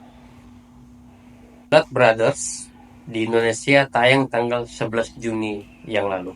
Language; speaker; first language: Indonesian; native; Indonesian